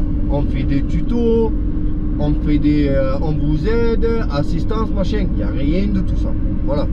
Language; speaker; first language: French; native; French